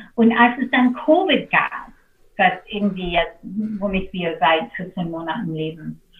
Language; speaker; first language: German; non-native, fluent; English